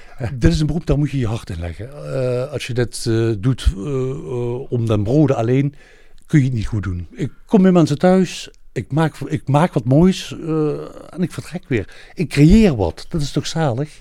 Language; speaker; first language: Dutch; native; Dutch